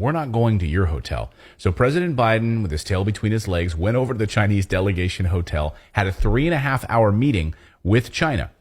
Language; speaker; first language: English; native; English